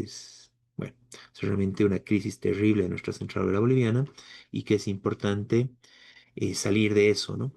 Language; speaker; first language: Spanish; native; Spanish